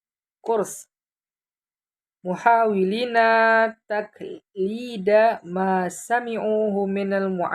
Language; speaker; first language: Arabic; non-native, fluent; Indonesian